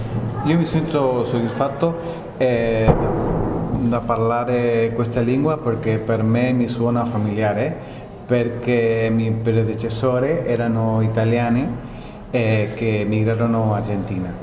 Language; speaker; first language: Italian; non-native, learner; Spanish